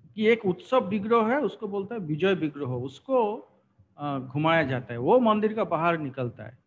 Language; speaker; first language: Hindi; non-native, local second language; Bangla